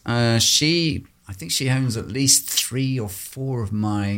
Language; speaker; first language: English; native; English